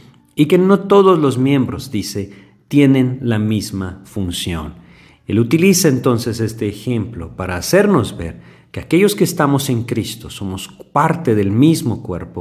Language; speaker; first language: Spanish; native; Spanish